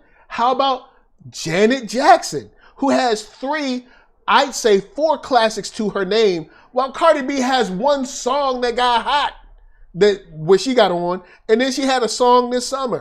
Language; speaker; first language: English; native; English